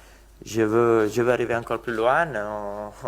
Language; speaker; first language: French; non-native, learner; Italian